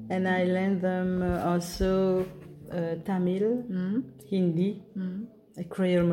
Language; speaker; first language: English; non-native, local second language; Morisyen